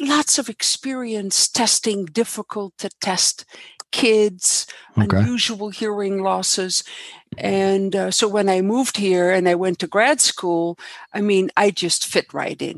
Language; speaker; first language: English; non-native, fluent; Dutch